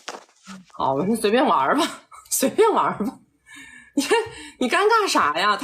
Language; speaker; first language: Chinese; native; Chinese